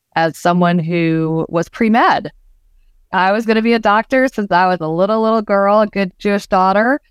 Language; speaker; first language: English; native; English